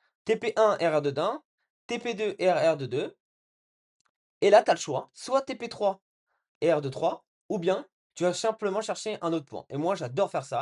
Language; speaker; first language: French; native; French